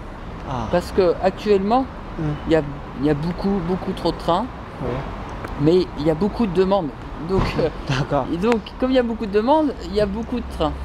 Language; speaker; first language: French; native; French